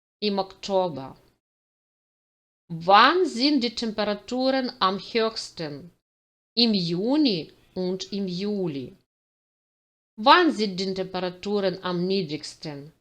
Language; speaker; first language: German; non-native, fluent; Ukrainian